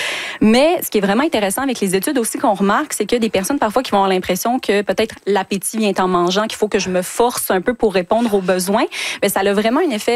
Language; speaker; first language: French; native; French